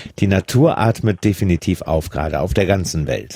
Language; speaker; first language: German; native; German